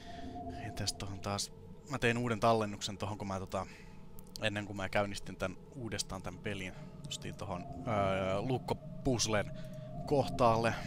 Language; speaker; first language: Finnish; native; Finnish